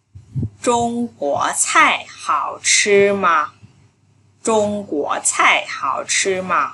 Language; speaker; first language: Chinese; non-native, fluent; Vietnamese